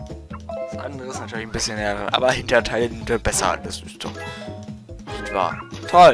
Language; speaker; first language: German; native; German